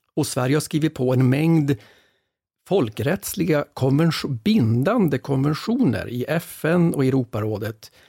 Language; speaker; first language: Swedish; native; Swedish